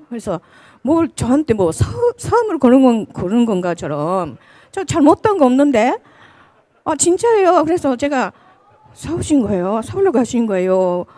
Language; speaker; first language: Korean; non-native, fluent; Japanese